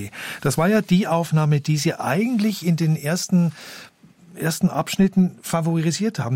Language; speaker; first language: German; native; German